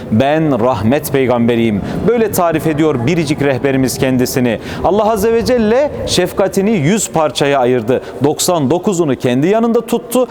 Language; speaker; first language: Turkish; native; Turkish